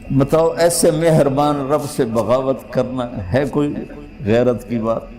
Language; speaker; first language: Urdu; non-native, local second language; Punjabi